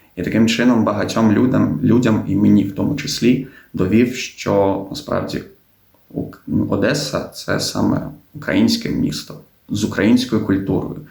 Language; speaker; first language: Ukrainian; non-native, local second language; Russian